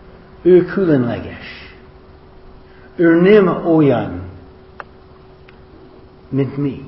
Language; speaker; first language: Hungarian; non-native, learner; English